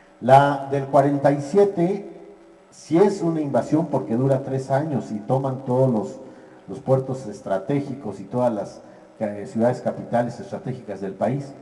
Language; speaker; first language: Spanish; native; Spanish